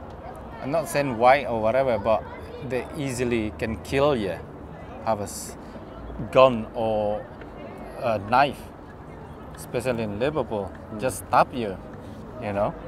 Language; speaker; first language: English; non-native, fluent; Indonesian